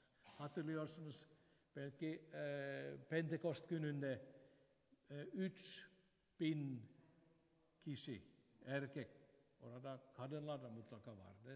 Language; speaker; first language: Turkish; non-native, fluent; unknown